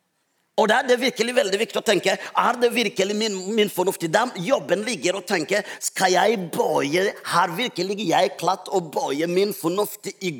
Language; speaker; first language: Norwegian; non-native, fluent; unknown